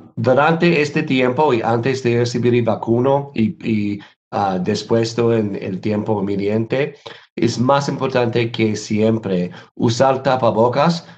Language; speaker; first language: Spanish; non-native, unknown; English